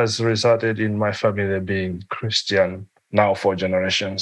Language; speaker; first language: English; non-native, local second language; Nyanja